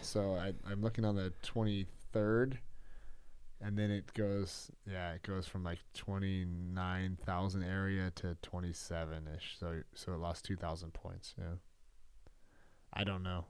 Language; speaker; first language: English; native; English